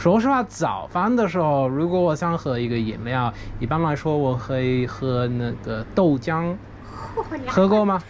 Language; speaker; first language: Chinese; non-native, fluent; English